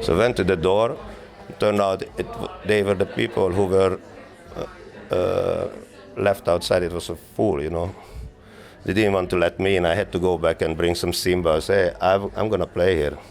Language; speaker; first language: English; non-native, fluent; Hungarian